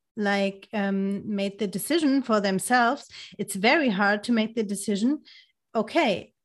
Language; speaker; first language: English; non-native, fluent; German